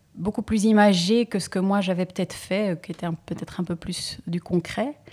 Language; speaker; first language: French; native; French